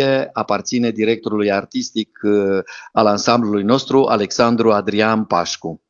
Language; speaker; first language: Romanian; native; Romanian